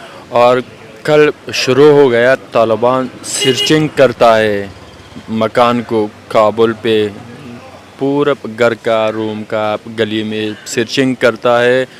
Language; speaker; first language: Hindi; non-native, learner; Persian